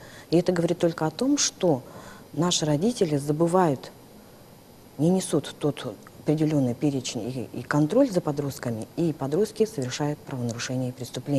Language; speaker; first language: Russian; native; Russian